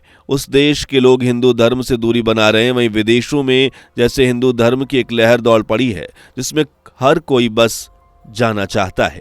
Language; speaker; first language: Hindi; native; Hindi